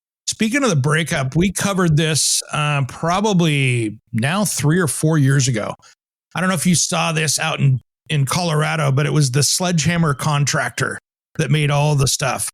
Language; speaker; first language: English; native; English